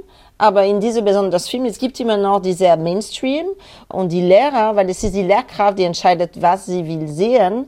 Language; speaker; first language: German; non-native, learner; French